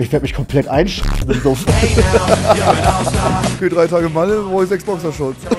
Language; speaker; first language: German; native; German